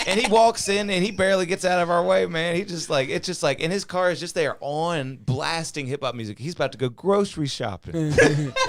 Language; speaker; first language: English; native; English